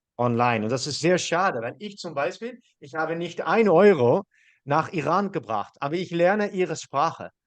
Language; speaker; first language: German; non-native, learner; Dutch